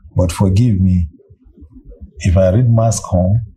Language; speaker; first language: English; non-native, local second language; Hausa